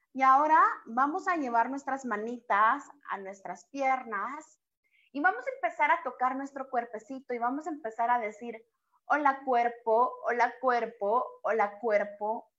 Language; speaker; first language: Spanish; native; Spanish